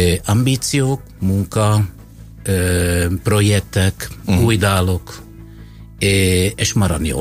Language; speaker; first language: Hungarian; non-native, fluent; Italian